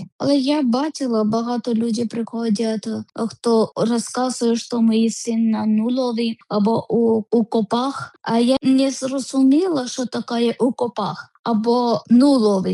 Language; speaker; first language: Ukrainian; non-native, learner; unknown